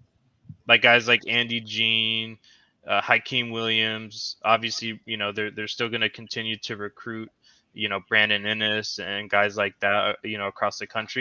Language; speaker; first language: English; native; English